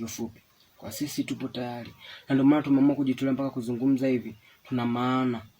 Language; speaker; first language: Swahili; native; Swahili